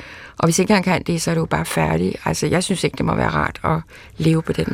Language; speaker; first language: Danish; native; Danish